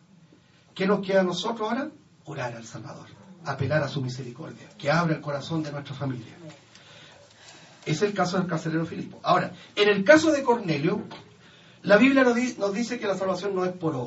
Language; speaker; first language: Spanish; native; Spanish